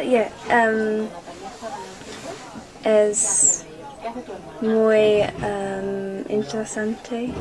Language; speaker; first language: Spanish; non-native, learner; English